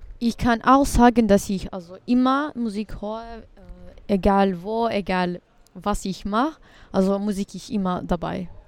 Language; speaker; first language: German; early bilingual, other home language; Bosnian